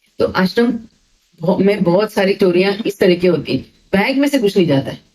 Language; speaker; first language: Hindi; native; Hindi